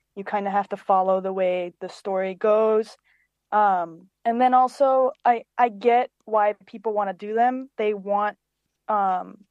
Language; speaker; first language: English; early bilingual, other home language; Greek